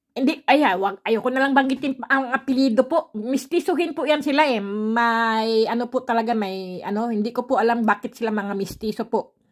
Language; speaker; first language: Filipino; native; Filipino